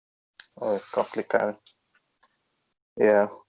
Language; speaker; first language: English; non-native, learner; Portuguese